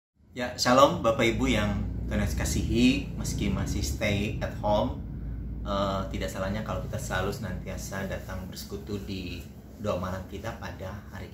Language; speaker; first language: Indonesian; native; Indonesian